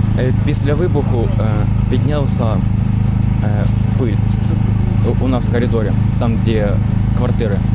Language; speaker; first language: Ukrainian; non-native, local second language; Russian